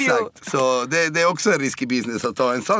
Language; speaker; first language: Swedish; non-native, fluent; Italian